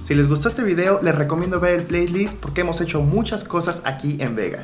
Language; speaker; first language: Spanish; native; Spanish